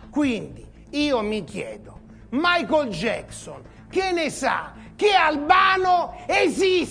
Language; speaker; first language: Italian; native; Italian